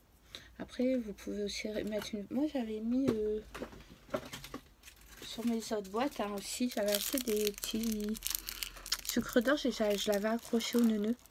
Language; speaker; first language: French; native; French